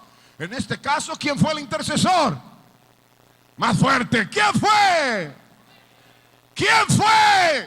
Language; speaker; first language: Spanish; native; Spanish